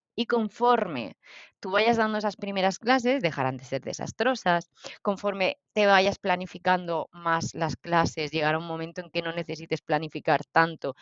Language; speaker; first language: Spanish; native; Spanish